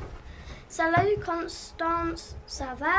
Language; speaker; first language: French; non-native, learner; English